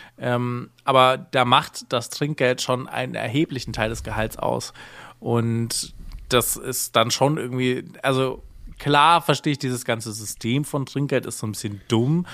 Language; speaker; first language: German; native; German